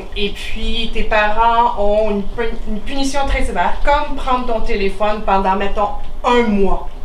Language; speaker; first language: French; non-native, local second language; English